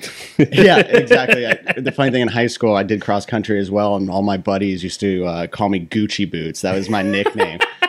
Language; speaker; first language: English; native; English